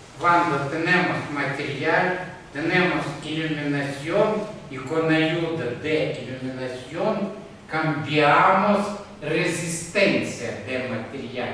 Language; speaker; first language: Spanish; non-native, fluent; Russian